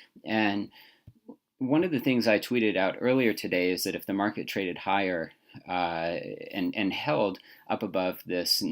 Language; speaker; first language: English; native; English